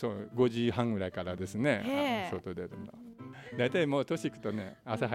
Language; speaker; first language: Japanese; native; Japanese